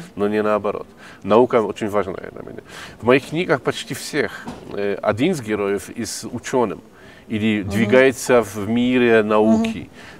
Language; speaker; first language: Russian; non-native, fluent; Polish